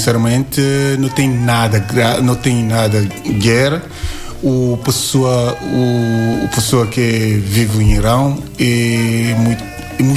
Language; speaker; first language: Portuguese; non-native, learner; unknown